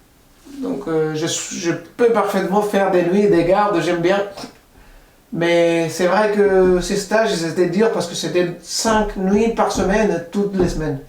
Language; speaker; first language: French; non-native, fluent; Spanish